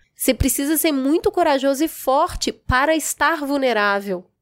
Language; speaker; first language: Portuguese; native; Portuguese